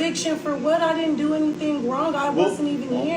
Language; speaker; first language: English; native; English